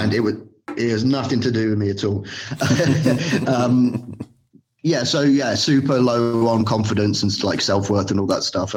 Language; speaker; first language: English; native; English